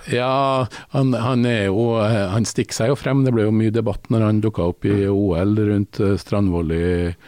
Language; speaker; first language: Norwegian; native; Norwegian